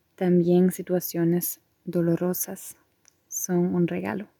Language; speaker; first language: Spanish; non-native, fluent; German